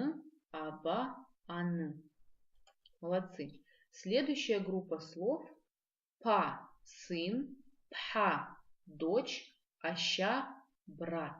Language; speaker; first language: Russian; non-native, local second language; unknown